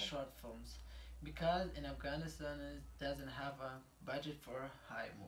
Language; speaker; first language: English; non-native, learner; Persian